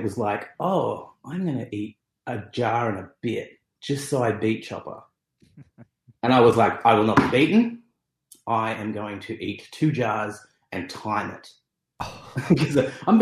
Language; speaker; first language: English; native; English